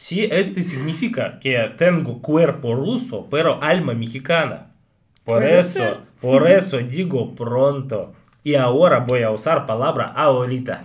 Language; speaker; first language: Spanish; non-native, fluent; Russian